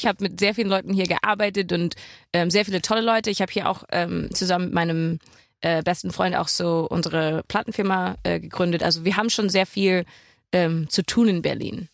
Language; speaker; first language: German; non-native, fluent; English